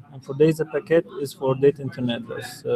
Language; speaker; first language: Dutch; non-native, fluent; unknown